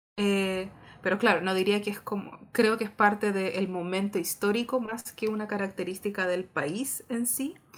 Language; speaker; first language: Spanish; native; Spanish